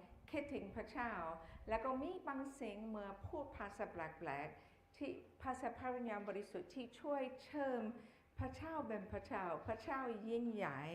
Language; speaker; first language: Thai; non-native, fluent; English